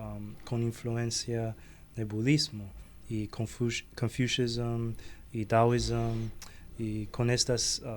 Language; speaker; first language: Spanish; non-native, fluent; Chinese